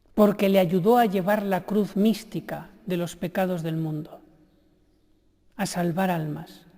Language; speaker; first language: Spanish; native; Spanish